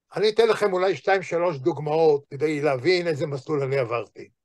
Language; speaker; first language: Hebrew; native; Hebrew